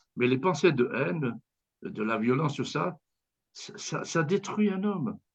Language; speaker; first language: French; native; French